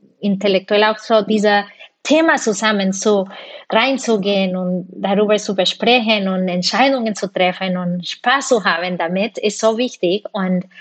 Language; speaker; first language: German; non-native, fluent; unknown